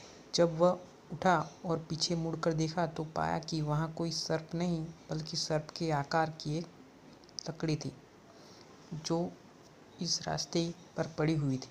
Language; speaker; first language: Hindi; native; Hindi